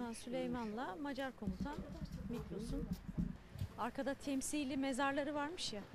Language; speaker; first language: Turkish; non-native, fluent; Hungarian